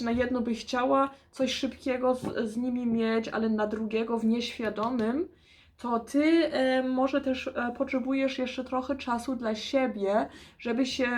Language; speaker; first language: Polish; early bilingual, heritage; Polish